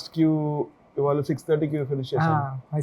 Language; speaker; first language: Telugu; non-native, learner; Tamil